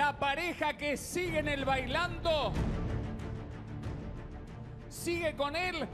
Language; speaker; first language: Spanish; native; Spanish